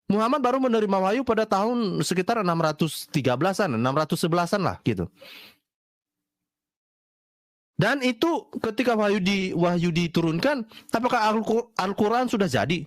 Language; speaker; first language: Indonesian; native; Indonesian